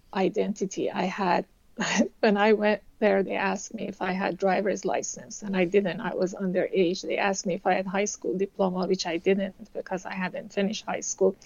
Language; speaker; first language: English; early bilingual, other home language; Persian